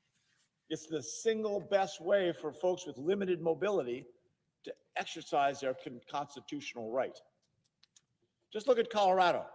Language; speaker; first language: English; native; English